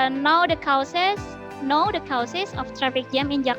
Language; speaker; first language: English; non-native, fluent; Indonesian